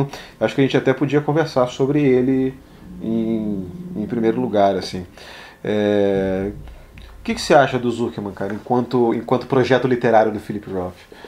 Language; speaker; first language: Portuguese; native; Portuguese